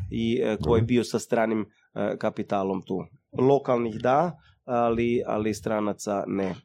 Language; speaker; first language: Croatian; early bilingual, heritage; Croatian